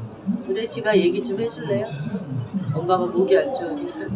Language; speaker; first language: Korean; native; Korean